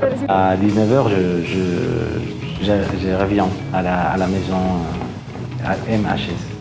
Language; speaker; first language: French; non-native, fluent; Spanish